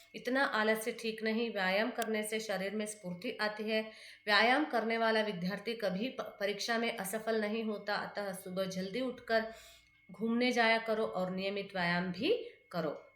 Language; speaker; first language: Hindi; non-native, local second language; Kannada